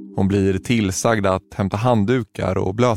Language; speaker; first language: Swedish; native; Swedish